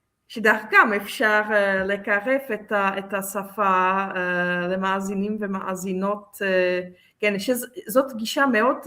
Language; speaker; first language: Hebrew; non-native, fluent; Czech